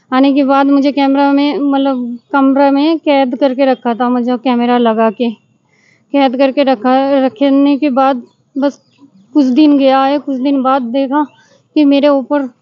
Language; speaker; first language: Hindi; native; Hindi